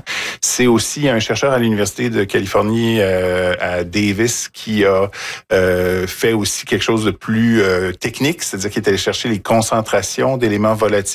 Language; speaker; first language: French; native; French